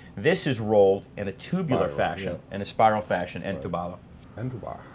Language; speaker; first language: English; native; English